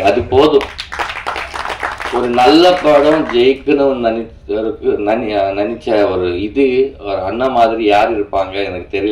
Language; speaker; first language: Tamil; non-native, learner; Telugu